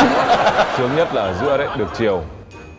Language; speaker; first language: Vietnamese; native; Vietnamese